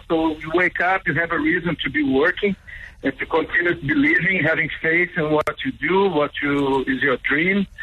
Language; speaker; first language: English; non-native, fluent; Portuguese